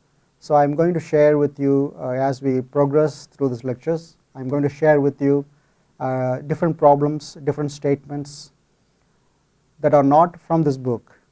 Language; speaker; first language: English; non-native, fluent; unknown